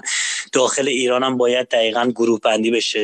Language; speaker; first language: Persian; native; Persian